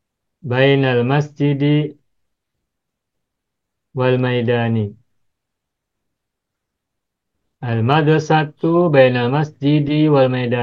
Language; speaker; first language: Arabic; non-native, fluent; Indonesian